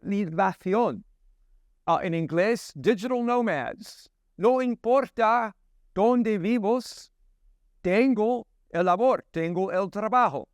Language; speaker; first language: Spanish; non-native, learner; English